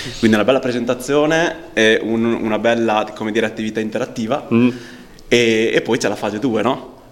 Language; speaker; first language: Italian; early bilingual, other home language; Punjabi